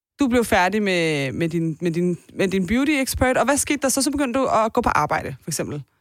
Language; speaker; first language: Danish; early bilingual, other home language; Persian